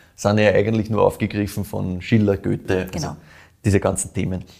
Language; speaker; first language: German; native; German